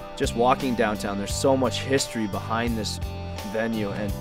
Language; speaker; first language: English; native; English